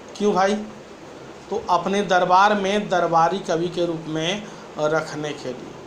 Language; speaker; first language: Hindi; native; Hindi